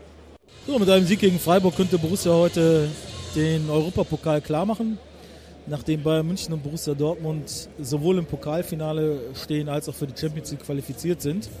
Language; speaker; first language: German; native; German